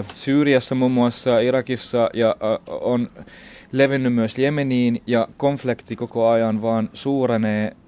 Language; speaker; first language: Finnish; non-native, fluent; Arabic